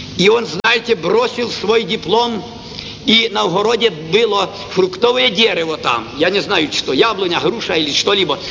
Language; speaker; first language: Russian; non-native, local second language; Ukrainian